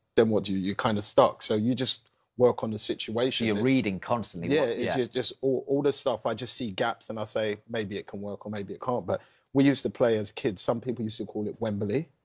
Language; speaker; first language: English; native; English